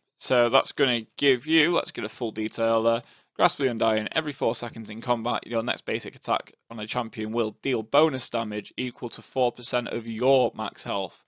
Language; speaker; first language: English; native; English